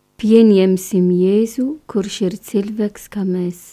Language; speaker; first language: Latvian; non-native, fluent; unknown